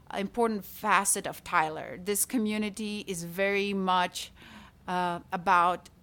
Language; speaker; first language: English; non-native, fluent; Latvian